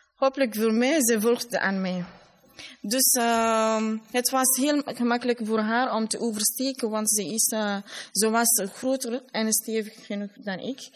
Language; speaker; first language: Dutch; non-native, learner; Fula